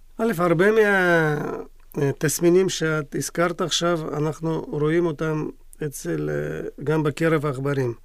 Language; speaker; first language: Hebrew; non-native, fluent; Russian